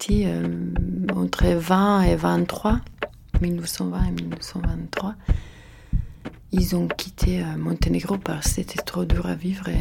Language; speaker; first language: French; non-native, fluent; Serbian